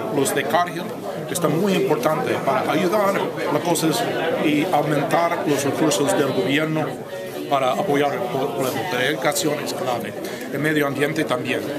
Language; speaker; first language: Spanish; non-native, fluent; English